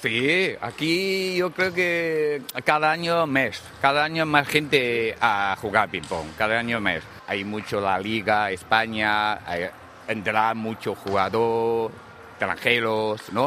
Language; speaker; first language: Spanish; non-native, learner; Chinese